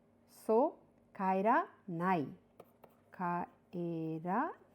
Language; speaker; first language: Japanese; non-native, fluent; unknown